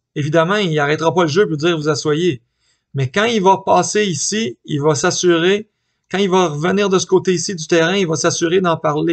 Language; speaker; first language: French; native; French